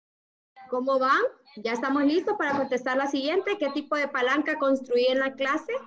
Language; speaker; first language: Spanish; native; Spanish